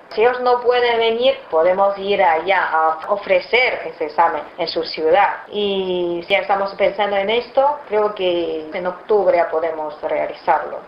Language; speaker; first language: Spanish; non-native, fluent; Chinese